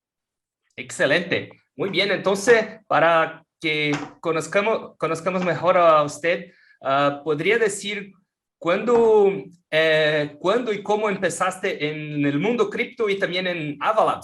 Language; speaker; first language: Spanish; non-native, fluent; Portuguese